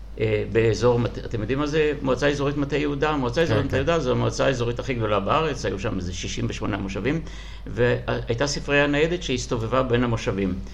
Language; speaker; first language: Hebrew; non-native, fluent; Russian